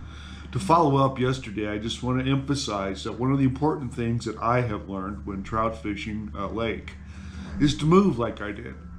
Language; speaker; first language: English; native; English